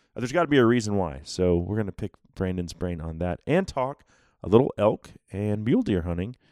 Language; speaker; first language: English; native; English